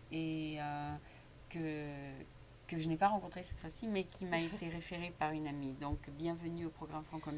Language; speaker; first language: French; native; French